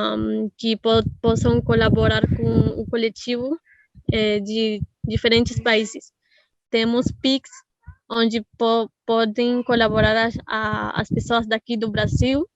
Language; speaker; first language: Portuguese; non-native, fluent; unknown